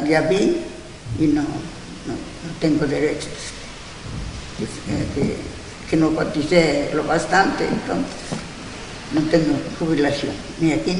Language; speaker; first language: Spanish; non-native, local second language; Galician